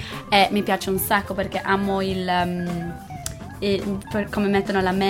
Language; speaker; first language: Italian; non-native, learner; English